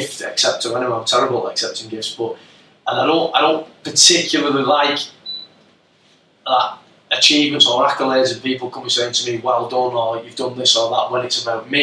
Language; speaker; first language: English; native; English